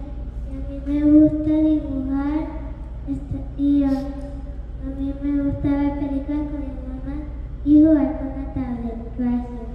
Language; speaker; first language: Spanish; early bilingual, other home language; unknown